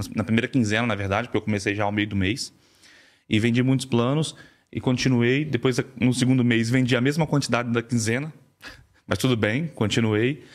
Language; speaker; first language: Portuguese; native; Portuguese